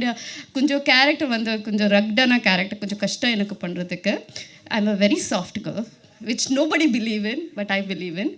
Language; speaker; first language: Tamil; non-native, learner; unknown